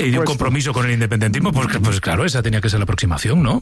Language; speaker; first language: Spanish; native; Spanish